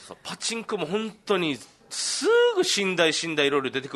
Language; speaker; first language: Japanese; native; Japanese